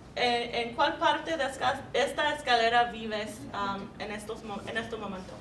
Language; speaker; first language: Spanish; non-native, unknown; English